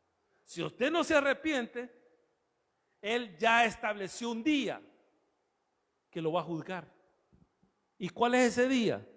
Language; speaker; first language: Spanish; native; Spanish